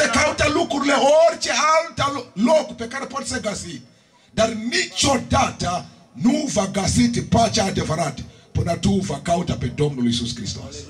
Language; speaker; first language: Romanian; non-native, learner; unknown